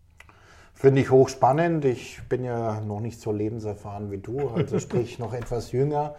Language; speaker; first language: German; native; German